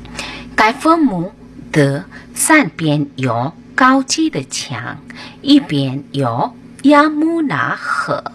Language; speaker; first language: Chinese; non-native, fluent; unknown